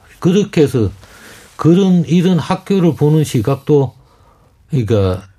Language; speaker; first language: Korean; native; Korean